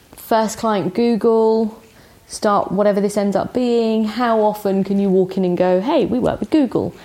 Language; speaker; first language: English; native; English